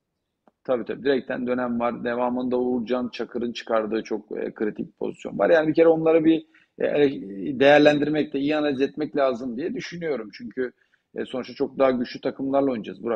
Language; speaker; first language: Turkish; native; Turkish